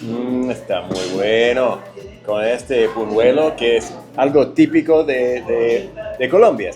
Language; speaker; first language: Spanish; non-native, fluent; English